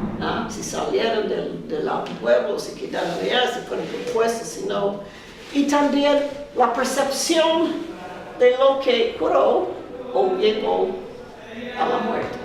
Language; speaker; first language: Spanish; non-native, fluent; English